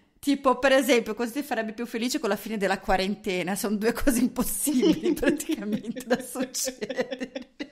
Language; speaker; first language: Italian; native; Italian